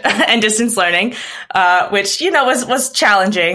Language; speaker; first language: English; native; English